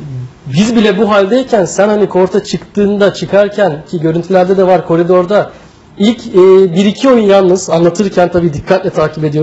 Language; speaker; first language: Turkish; native; Turkish